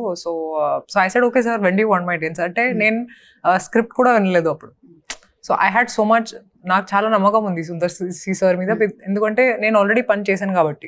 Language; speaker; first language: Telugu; non-native, fluent; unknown